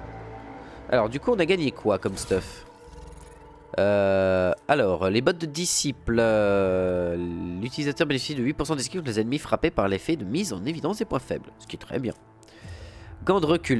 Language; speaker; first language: French; native; French